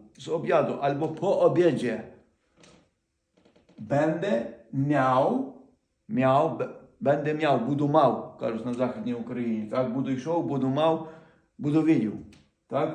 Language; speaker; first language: Polish; non-native, fluent; Ukrainian